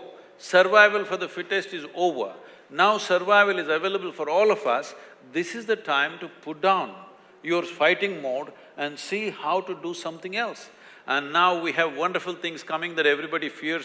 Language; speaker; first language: English; non-native, local second language; Kannada